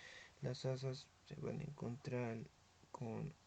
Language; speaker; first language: Spanish; native; Spanish